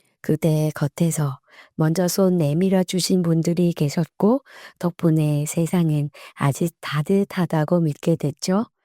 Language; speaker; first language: Korean; non-native, fluent; Vietnamese